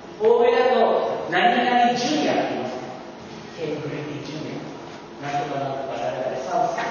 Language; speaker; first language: Japanese; early bilingual, heritage; Japanese